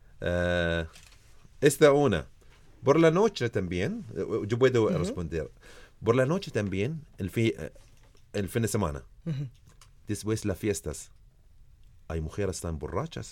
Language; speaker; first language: Spanish; non-native, learner; Arabic